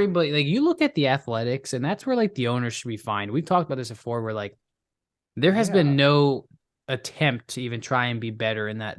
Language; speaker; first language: English; native; English